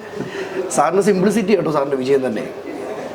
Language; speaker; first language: Malayalam; native; Malayalam